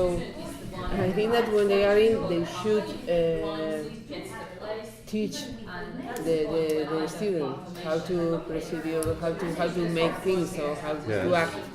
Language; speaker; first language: English; non-native, learner; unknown